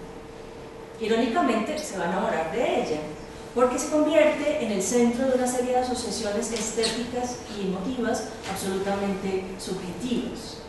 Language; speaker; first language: Spanish; native; Spanish